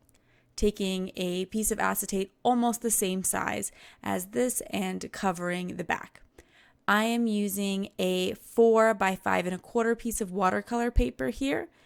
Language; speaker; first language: English; native; English